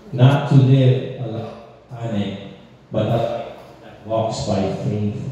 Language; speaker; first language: English; non-native, local second language; Filipino